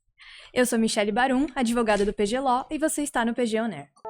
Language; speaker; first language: Portuguese; native; Portuguese